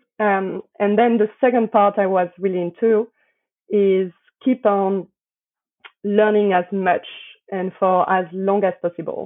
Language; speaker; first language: English; non-native, fluent; French